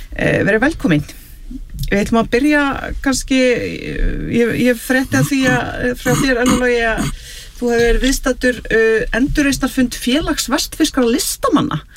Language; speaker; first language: Icelandic; native; Icelandic